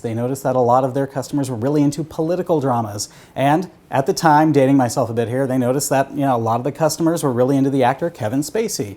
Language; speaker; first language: English; native; English